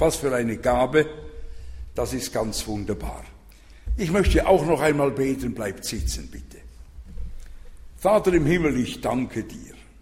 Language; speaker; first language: German; non-native, fluent; French